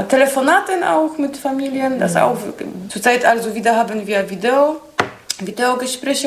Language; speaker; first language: German; non-native, learner; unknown